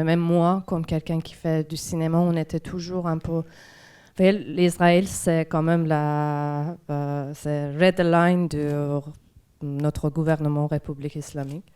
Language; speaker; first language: French; non-native, fluent; Persian